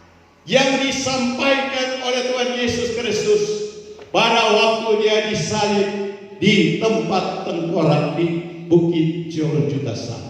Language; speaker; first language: Malay; native; Malay